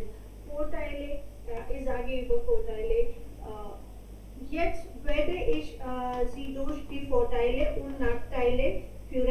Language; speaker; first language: German; non-native, learner; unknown